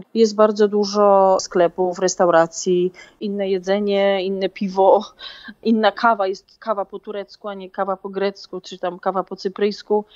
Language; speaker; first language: Polish; native; Polish